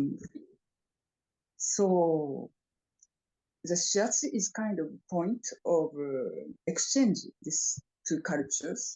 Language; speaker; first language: English; non-native, fluent; Japanese